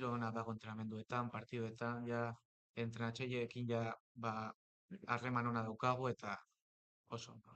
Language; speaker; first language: Basque; non-native, local second language; Spanish